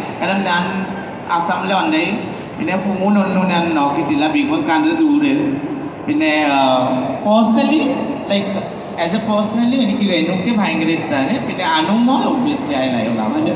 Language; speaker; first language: Malayalam; non-native, local second language; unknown